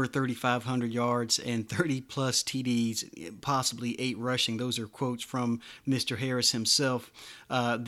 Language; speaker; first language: English; native; English